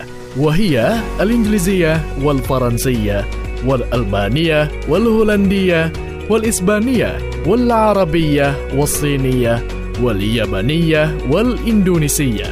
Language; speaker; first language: Arabic; non-native, fluent; Indonesian